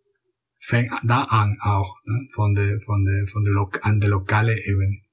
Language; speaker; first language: German; non-native, fluent; Spanish